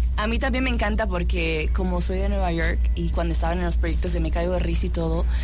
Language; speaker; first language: Spanish; early bilingual, heritage; Spanish